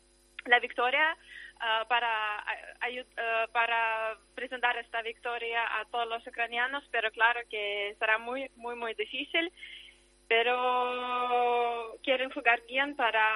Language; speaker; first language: Spanish; non-native, learner; Ukrainian